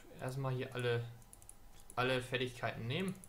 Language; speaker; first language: German; native; German